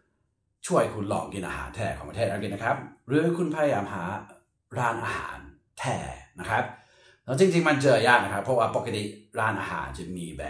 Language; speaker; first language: Thai; non-native, fluent; English